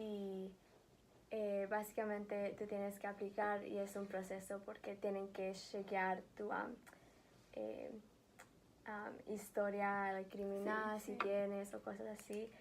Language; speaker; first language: Spanish; early bilingual, heritage; Spanish